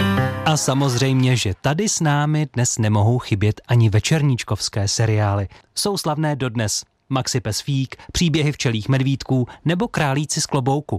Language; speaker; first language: Czech; native; Czech